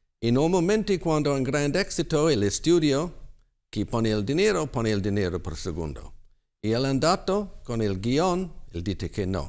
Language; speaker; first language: Spanish; non-native, learner; English